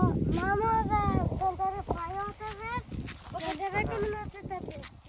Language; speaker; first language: Spanish; early bilingual, heritage; Spanish